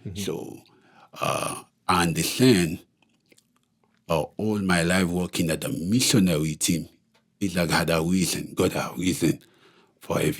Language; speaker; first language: English; non-native, local second language; Haitian Creole